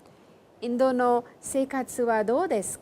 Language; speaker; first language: Japanese; non-native, fluent; Hindi